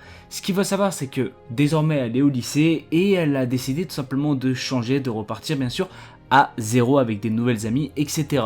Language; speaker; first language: French; native; French